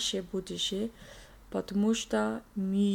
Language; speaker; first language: Russian; non-native, learner; English